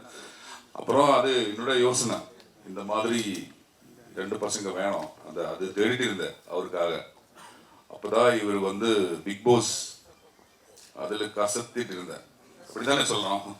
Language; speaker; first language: Tamil; non-native, learner; Malayalam